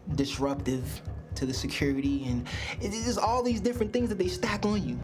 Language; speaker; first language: English; native; English